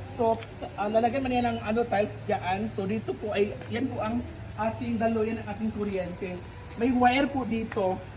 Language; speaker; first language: Filipino; native; Filipino